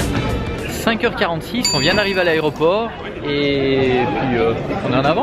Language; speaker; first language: French; native; French